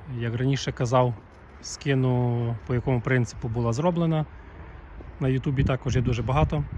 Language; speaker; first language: Ukrainian; native; Ukrainian